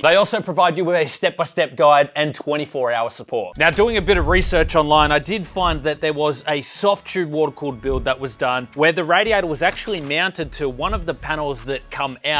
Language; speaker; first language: English; native; English